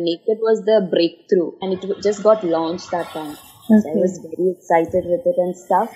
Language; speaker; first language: English; non-native, local second language; Malayalam